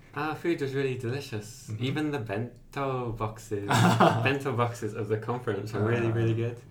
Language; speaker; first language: English; native; English